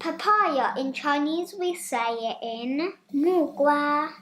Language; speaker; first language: English; non-native, fluent; Chinese